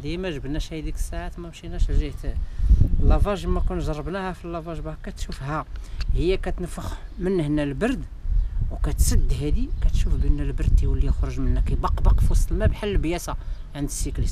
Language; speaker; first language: Arabic; native; Arabic